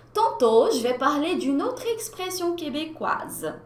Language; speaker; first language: French; non-native, fluent; Portuguese